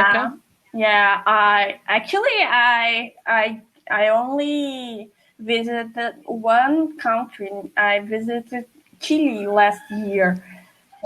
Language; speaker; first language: English; non-native, fluent; Portuguese